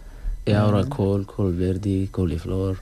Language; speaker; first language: Spanish; non-native, learner; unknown